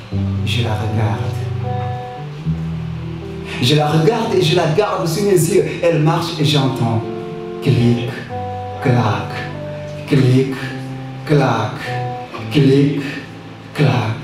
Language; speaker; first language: French; non-native, local second language; Wolof